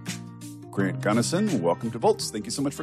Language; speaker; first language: English; native; English